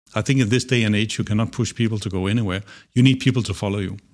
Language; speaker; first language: English; non-native, fluent; Danish